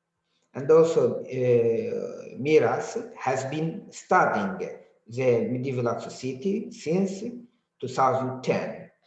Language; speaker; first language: English; non-native, learner; Azerbaijani